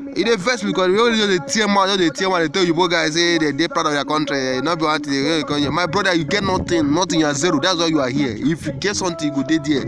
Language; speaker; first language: Nigerian Pidgin; non-native, local second language; Igbo